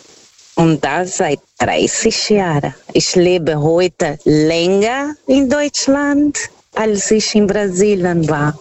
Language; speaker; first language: German; non-native, learner; Portuguese